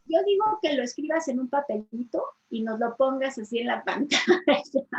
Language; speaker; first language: Spanish; native; Spanish